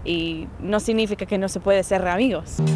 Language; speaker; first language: Spanish; non-native, fluent; English